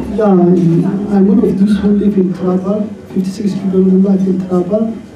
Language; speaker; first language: English; non-native, learner; Somali